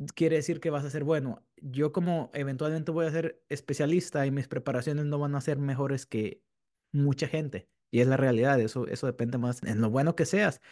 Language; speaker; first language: Spanish; native; Spanish